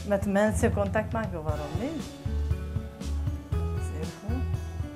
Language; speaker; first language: Dutch; non-native, learner; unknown